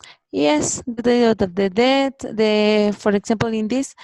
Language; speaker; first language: English; non-native, learner; Spanish